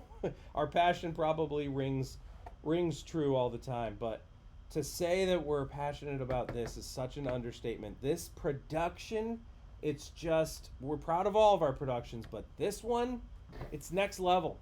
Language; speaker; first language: English; native; English